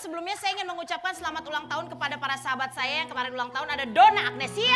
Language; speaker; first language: Indonesian; native; Indonesian